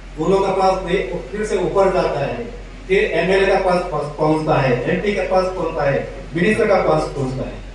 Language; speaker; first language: Hindi; non-native, local second language; Bangla